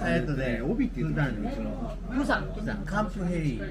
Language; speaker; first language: Japanese; native; Japanese